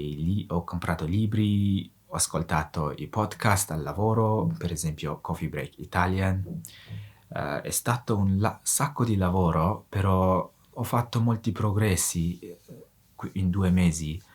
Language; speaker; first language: Italian; non-native, fluent; Mongolian